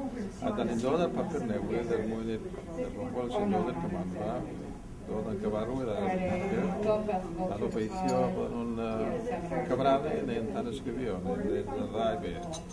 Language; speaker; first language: Welsh; non-native, fluent; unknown